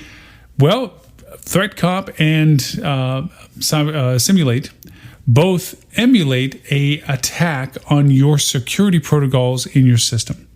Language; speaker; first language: English; native; English